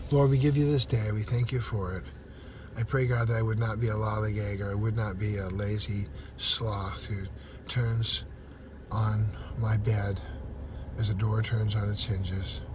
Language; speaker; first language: English; native; English